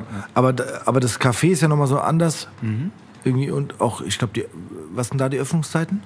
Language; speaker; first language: German; native; German